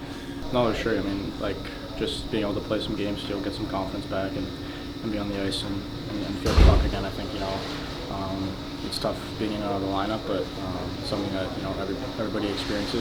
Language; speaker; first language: English; native; English